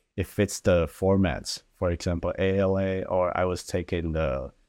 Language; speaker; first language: English; early bilingual, other home language; Chinese